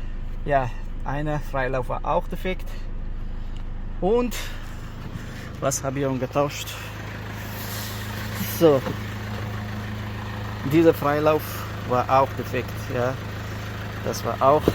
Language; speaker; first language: German; non-native, learner; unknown